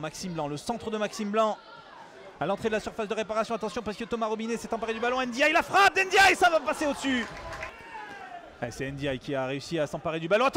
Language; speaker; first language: French; native; French